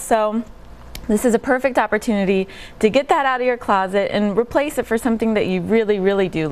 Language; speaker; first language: English; native; English